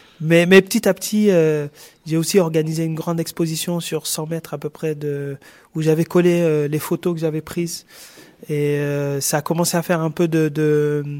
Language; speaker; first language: French; non-native, local second language; Wolof